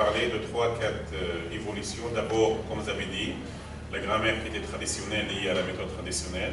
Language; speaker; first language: French; non-native, fluent; Arabic